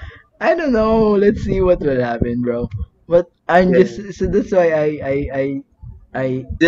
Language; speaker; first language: English; non-native, learner; Filipino